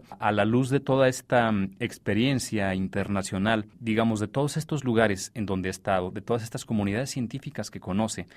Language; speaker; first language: Spanish; native; Spanish